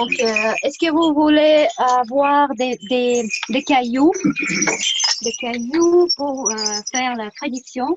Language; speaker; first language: French; non-native, fluent; Tuvinian